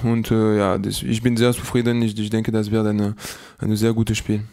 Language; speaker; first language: German; non-native, learner; French